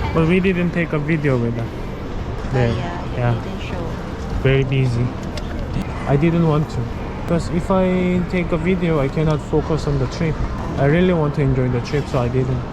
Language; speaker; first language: English; non-native, fluent; Korean